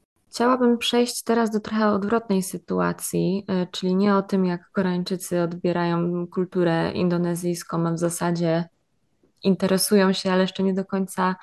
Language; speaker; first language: Polish; native; Polish